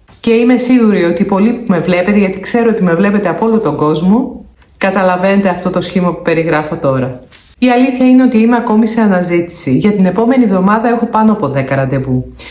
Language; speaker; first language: Greek; native; Greek